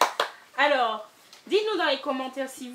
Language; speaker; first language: French; native; French